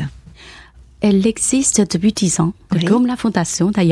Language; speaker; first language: French; non-native, fluent; Chinese